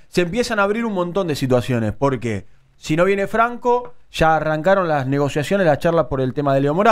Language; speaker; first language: Spanish; native; Spanish